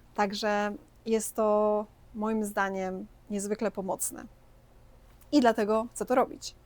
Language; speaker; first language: Polish; native; Polish